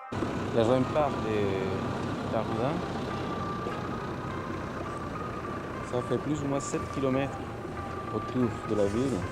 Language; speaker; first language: French; non-native, fluent; Spanish